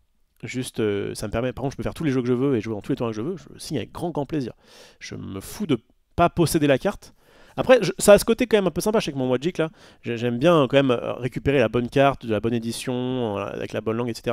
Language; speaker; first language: French; native; French